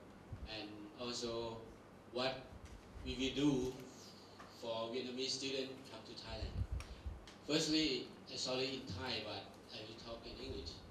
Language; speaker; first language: English; non-native, learner; Thai